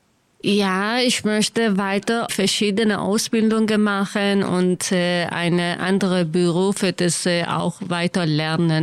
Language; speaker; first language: German; non-native, learner; Kurdish